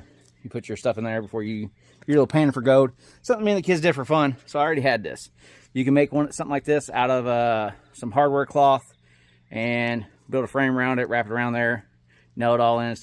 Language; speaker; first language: English; native; English